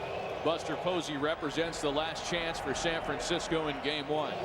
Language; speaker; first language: English; native; English